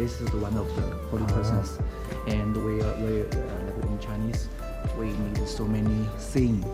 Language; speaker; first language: English; non-native, learner; Chinese